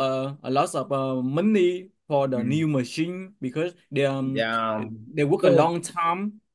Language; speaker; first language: English; non-native, learner; Vietnamese